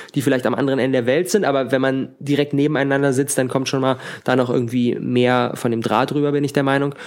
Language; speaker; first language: German; native; German